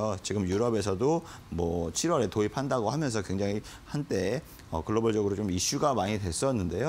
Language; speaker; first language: Korean; native; Korean